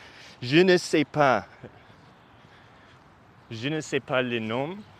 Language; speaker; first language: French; non-native, learner; English